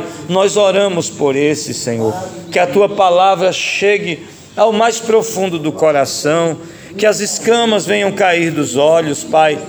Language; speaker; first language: Portuguese; native; Portuguese